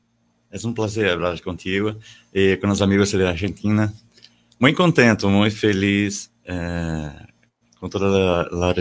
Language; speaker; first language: Spanish; non-native, learner; Portuguese